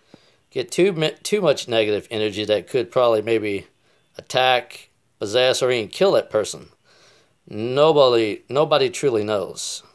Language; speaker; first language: English; native; English